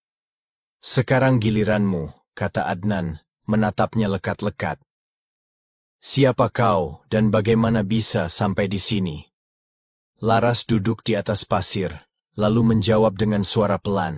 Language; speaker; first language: Indonesian; native; Indonesian